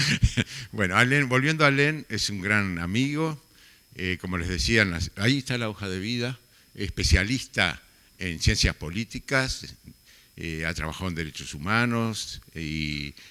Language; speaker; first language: Spanish; native; Spanish